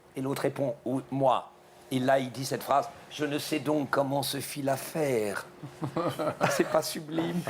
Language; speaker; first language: French; native; French